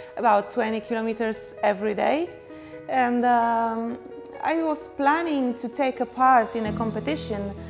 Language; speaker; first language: English; non-native, fluent; Polish